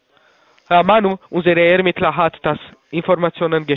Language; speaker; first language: German; non-native, learner; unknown